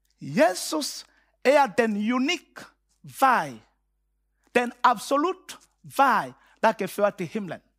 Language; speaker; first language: Danish; non-native, fluent; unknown